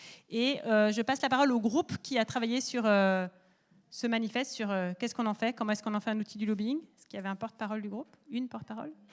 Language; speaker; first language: French; native; French